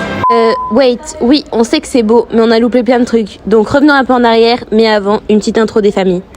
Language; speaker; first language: French; native; French